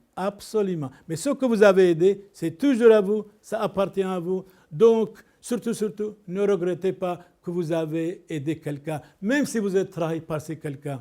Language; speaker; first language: French; non-native, local second language; Arabic